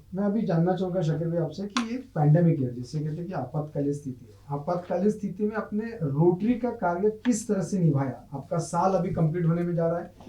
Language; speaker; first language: Hindi; non-native, local second language; Marathi